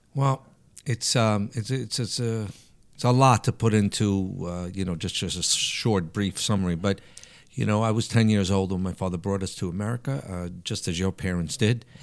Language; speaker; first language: English; early bilingual, other home language; Italian